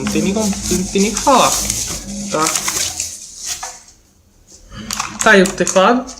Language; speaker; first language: Portuguese; native; Portuguese